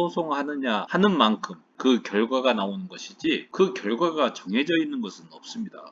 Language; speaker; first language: Korean; native; Korean